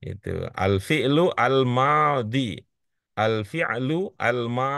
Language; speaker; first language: Arabic; non-native, fluent; Indonesian